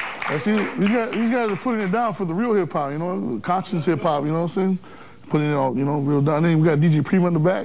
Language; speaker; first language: English; early bilingual, other home language; Spanish